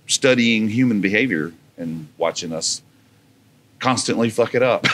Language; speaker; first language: English; native; English